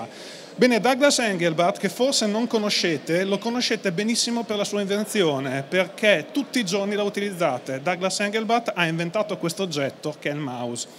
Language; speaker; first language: Italian; native; Italian